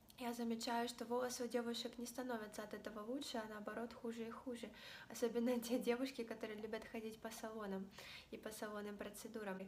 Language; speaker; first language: Russian; native; Russian